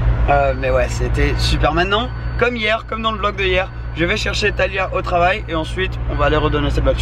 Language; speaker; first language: French; native; French